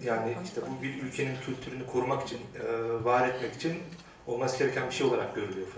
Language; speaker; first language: Turkish; native; Turkish